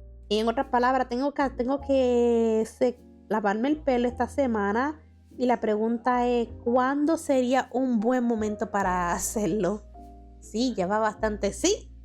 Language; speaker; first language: Spanish; early bilingual, heritage; Spanish